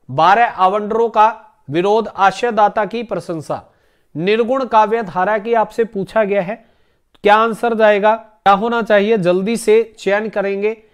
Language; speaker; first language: Hindi; native; Hindi